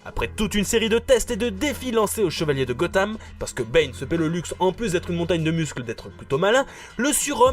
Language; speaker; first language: French; native; French